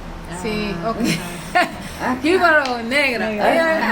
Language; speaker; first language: Spanish; early bilingual, heritage; English